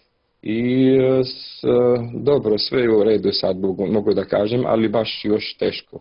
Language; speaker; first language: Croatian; non-native, learner; Arabic